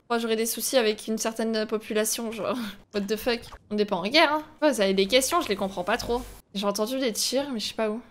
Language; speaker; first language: French; native; French